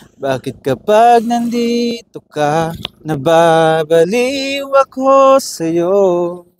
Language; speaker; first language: Filipino; non-native, local second language; Waray